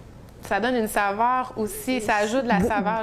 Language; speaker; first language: French; native; French